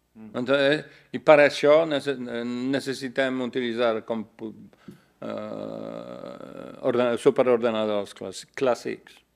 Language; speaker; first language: Catalan; non-native, learner; Polish